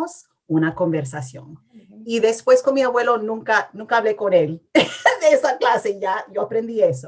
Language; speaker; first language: Spanish; early bilingual, heritage; English